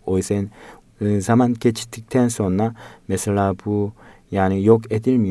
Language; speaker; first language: Turkish; non-native, fluent; Korean